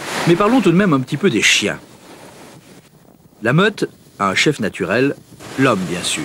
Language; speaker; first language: French; native; French